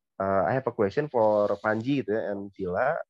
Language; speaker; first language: English; non-native, learner; Indonesian